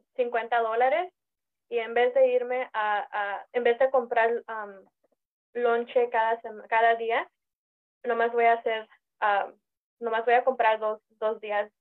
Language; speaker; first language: Spanish; early bilingual, heritage; Spanish